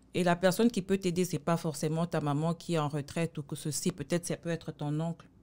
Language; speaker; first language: French; non-native, local second language; Lingala